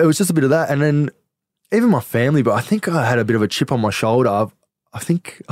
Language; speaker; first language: English; native; English